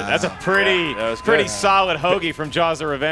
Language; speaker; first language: English; native; English